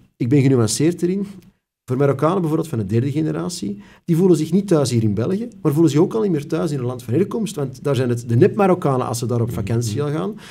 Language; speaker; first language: Dutch; native; Dutch